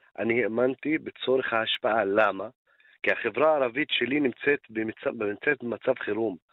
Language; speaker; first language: Hebrew; non-native, local second language; Arabic